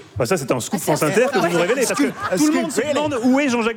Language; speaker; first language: French; native; French